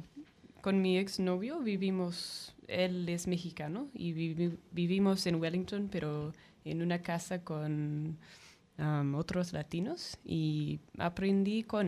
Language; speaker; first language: Spanish; non-native, fluent; English